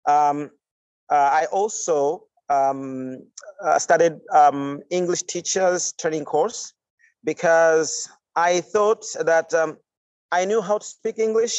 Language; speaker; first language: English; non-native, fluent; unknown